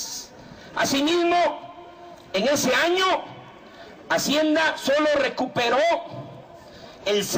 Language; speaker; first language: Spanish; native; Spanish